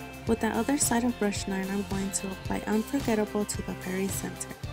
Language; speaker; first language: English; early bilingual, other home language; Spanish